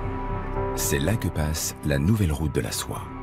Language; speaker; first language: French; native; French